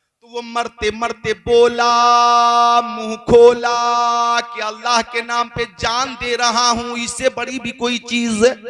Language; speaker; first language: Hindi; native; Hindi